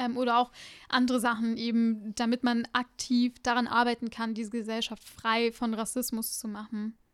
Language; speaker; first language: German; early bilingual, other home language; Urdu